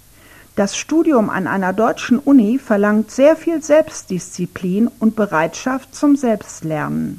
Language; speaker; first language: German; non-native, fluent; Ukrainian